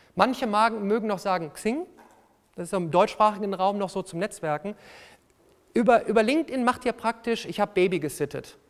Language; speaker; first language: German; native; German